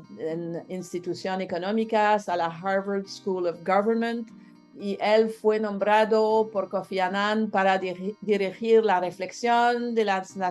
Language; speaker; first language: Spanish; non-native, learner; French